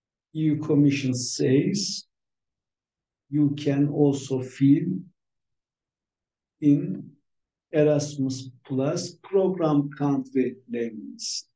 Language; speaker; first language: English; non-native, fluent; Turkish